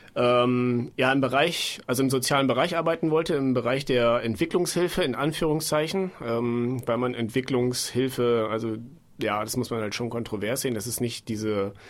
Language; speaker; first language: German; native; German